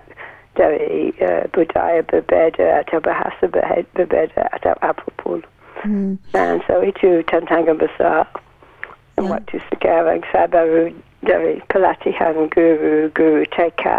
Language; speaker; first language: Indonesian; non-native, learner; English